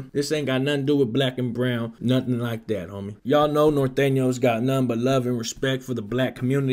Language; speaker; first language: English; native; English